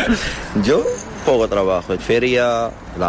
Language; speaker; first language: Spanish; non-native, learner; Arabic